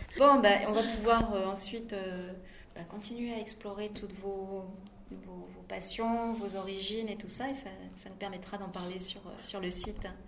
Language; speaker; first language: French; native; French